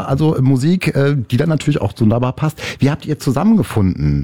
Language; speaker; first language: German; native; German